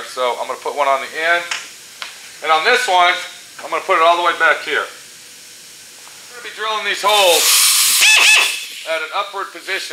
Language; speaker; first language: English; native; English